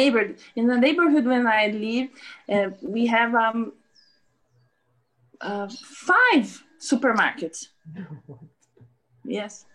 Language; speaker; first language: English; non-native, learner; Portuguese